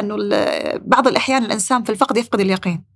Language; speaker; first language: Arabic; native; Arabic